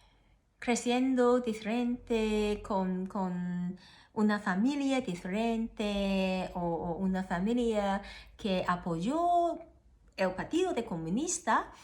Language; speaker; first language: Spanish; non-native, learner; Cantonese